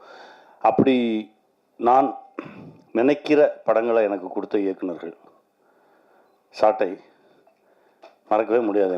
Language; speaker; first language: Tamil; native; Tamil